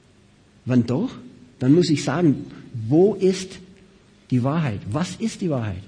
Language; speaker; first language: German; non-native, fluent; English